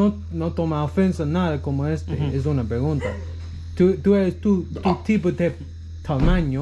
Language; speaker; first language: Spanish; non-native, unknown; English